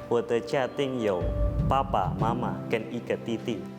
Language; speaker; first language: Chinese; non-native, learner; Indonesian